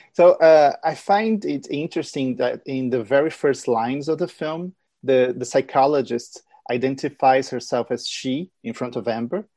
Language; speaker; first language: English; non-native, fluent; Portuguese